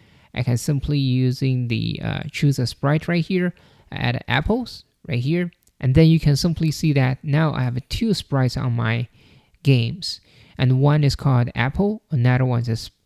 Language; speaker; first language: English; non-native, fluent; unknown